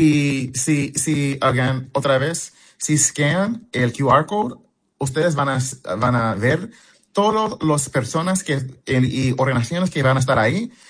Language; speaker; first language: Spanish; early bilingual, heritage; English